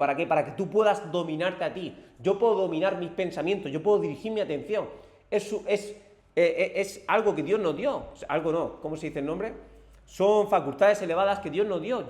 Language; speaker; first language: Spanish; native; Spanish